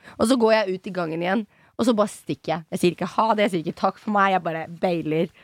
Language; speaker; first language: Norwegian; early bilingual, other home language; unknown